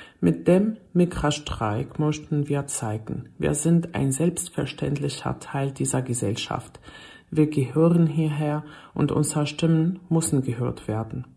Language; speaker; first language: German; non-native, fluent; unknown